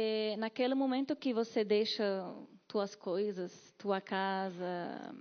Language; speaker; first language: Portuguese; non-native, learner; Arabic